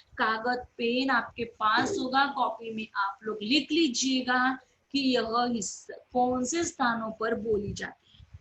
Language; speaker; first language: Hindi; non-native, local second language; Marathi